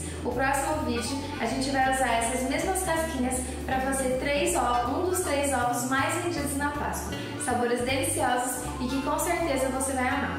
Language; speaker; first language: Portuguese; native; Portuguese